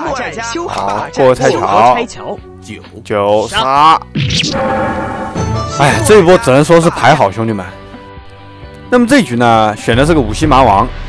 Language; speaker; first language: Chinese; native; Chinese